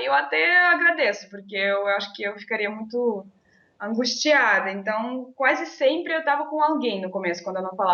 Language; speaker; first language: Portuguese; non-native, fluent; Russian